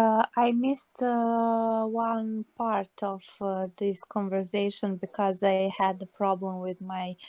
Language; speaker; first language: English; non-native, learner; Serbian